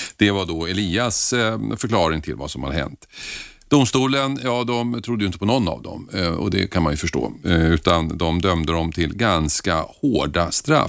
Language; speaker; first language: Swedish; native; Swedish